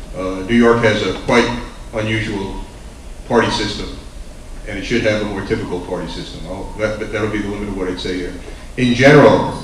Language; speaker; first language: English; native; English